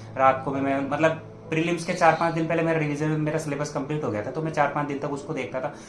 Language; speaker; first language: Hindi; native; Hindi